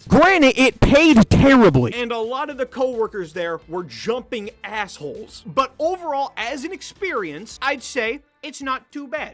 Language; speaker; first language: English; native; English